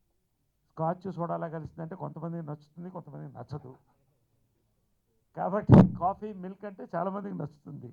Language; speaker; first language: Telugu; native; Telugu